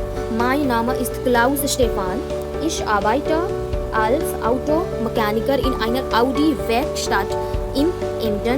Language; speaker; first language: German; non-native, fluent; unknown